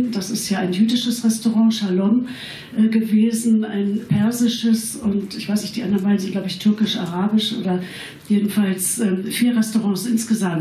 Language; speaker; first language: German; native; German